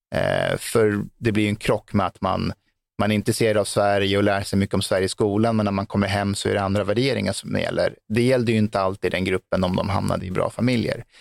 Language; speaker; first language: Swedish; early bilingual, other home language; Persian